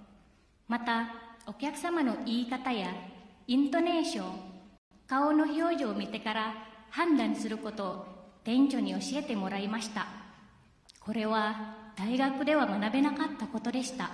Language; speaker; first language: Japanese; non-native, fluent; Indonesian